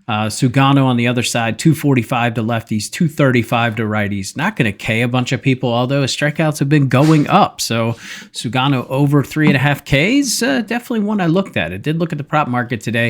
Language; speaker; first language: English; native; English